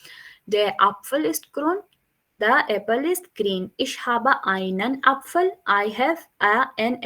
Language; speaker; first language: German; non-native, fluent; Urdu